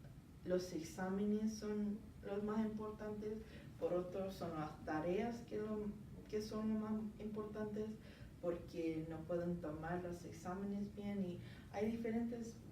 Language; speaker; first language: Spanish; non-native, learner; English